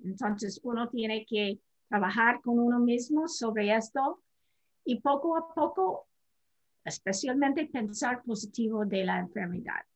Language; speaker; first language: Spanish; non-native, fluent; English